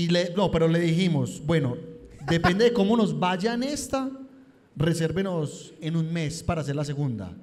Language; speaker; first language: Spanish; native; Spanish